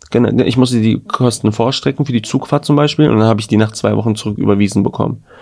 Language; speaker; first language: German; early bilingual, other home language; Albanian